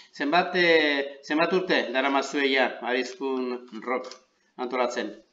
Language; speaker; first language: Basque; native; Basque